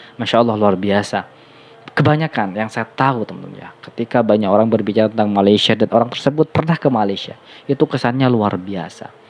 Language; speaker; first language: Indonesian; native; Indonesian